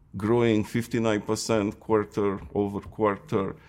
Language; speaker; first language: English; non-native, fluent; Romanian